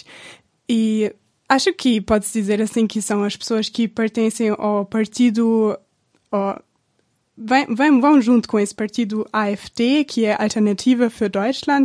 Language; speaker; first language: Portuguese; non-native, fluent; German